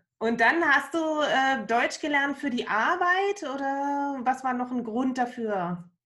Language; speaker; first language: German; native; German